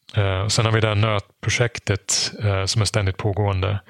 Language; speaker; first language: Swedish; non-native, fluent; German